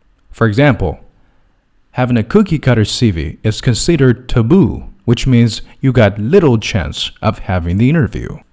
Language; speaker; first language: English; non-native, fluent; Chinese